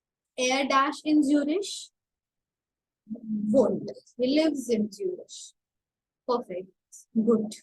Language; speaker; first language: German; non-native, fluent; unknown